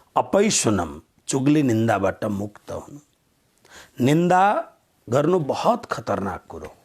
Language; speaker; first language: Nepali; native; Nepali